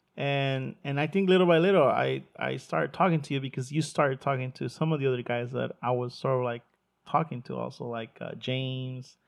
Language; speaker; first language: English; early bilingual, other home language; Spanish